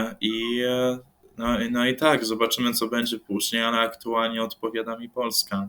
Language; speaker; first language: Polish; early bilingual, heritage; English